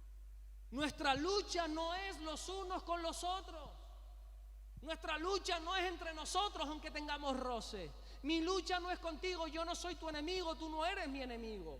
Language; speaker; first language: Spanish; native; Spanish